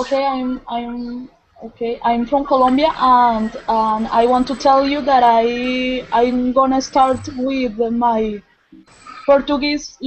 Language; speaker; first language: English; non-native, learner; Spanish